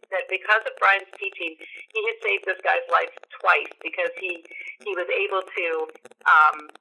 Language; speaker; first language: English; native; English